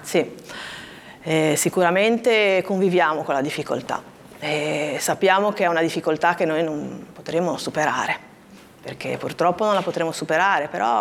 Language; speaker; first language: Italian; native; Italian